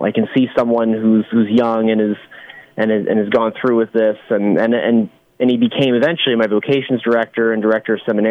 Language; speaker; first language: English; native; English